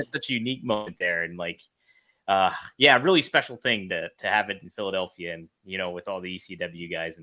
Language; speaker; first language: English; native; English